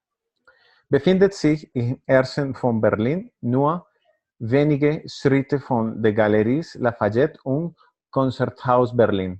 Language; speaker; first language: German; non-native, learner; Spanish